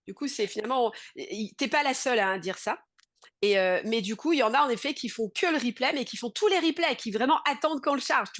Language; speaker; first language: French; native; French